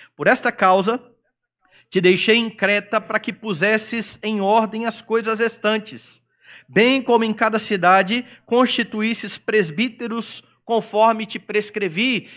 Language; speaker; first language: Portuguese; native; Portuguese